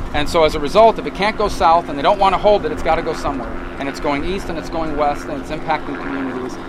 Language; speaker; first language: English; native; English